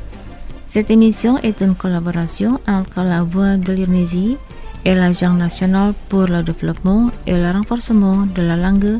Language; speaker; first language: French; non-native, fluent; Indonesian